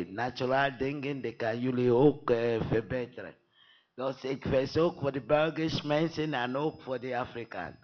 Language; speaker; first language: Dutch; non-native, learner; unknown